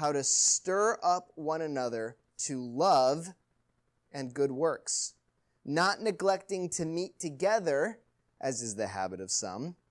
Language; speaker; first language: English; native; English